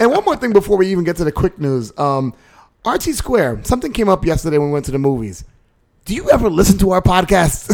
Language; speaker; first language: English; native; English